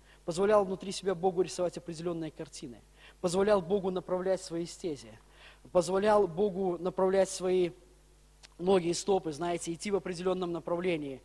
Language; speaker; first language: Russian; native; Russian